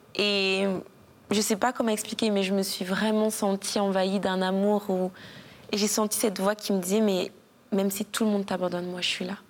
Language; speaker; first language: French; native; French